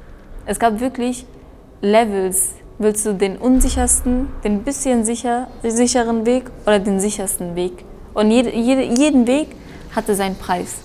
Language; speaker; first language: German; early bilingual, other home language; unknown